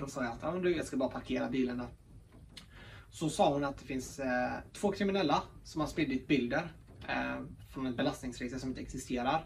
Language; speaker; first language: Swedish; early bilingual, other home language; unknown